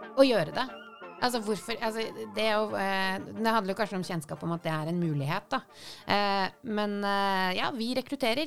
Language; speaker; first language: Norwegian; native; Norwegian